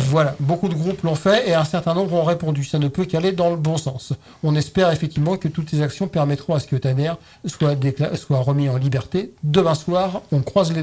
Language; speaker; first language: French; native; French